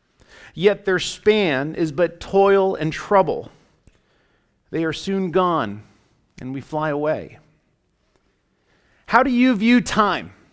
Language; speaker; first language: English; native; English